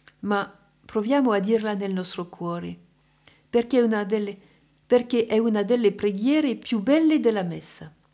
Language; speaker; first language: Italian; non-native, fluent; French